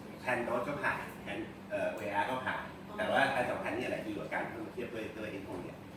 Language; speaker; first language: Thai; native; Thai